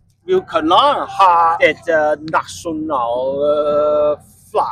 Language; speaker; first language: Norwegian; non-native, learner; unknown